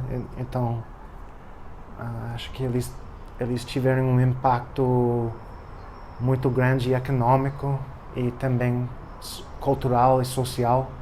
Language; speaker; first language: Portuguese; non-native, fluent; English